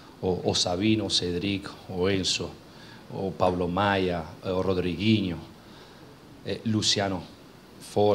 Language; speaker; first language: Portuguese; non-native, fluent; Spanish